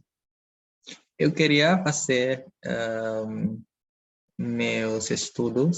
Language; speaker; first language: Portuguese; non-native, fluent; Dutch